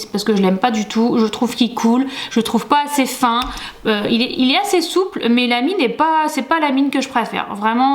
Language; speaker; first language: French; native; French